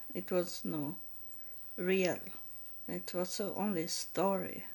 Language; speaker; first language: English; non-native, learner; Swedish